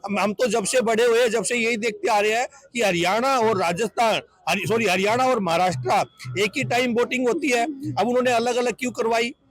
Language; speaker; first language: Hindi; native; Hindi